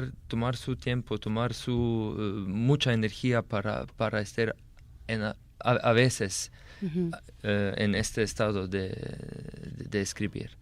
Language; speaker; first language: Spanish; non-native, fluent; Slovenian